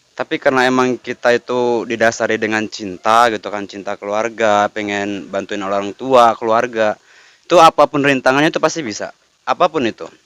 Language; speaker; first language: Indonesian; native; Indonesian